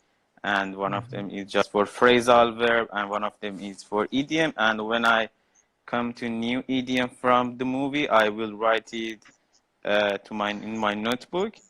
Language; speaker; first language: English; non-native, learner; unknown